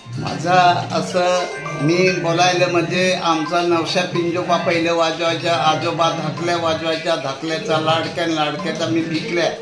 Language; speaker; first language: Marathi; non-native, local second language; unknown